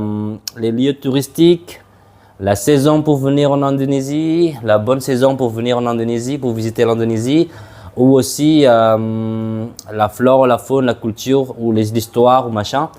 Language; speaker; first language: French; non-native, fluent; Madurese